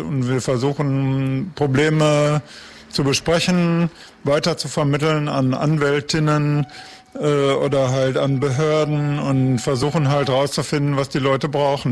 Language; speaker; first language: German; native; German